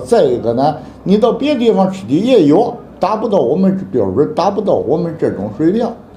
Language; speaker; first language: Chinese; native; Chinese